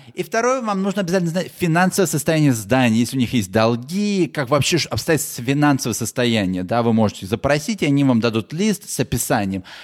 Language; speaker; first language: Russian; early bilingual, heritage; Russian